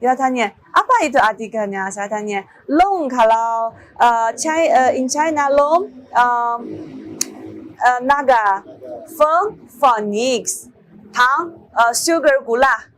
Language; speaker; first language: Indonesian; non-native, learner; Chinese